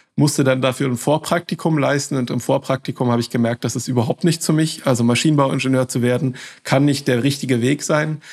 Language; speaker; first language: German; native; German